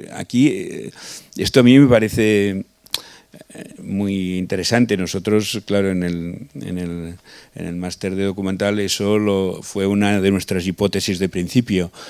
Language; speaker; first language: Spanish; non-native, local second language; Catalan